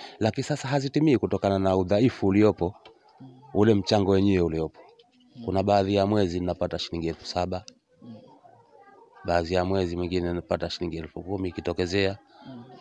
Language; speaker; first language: Swahili; native; Swahili